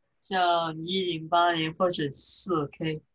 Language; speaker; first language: Chinese; early bilingual, heritage; English